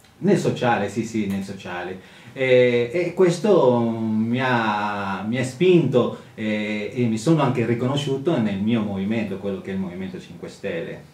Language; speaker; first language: Italian; non-native, fluent; Spanish